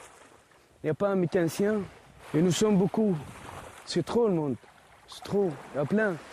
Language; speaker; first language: French; non-native, local second language; Arabic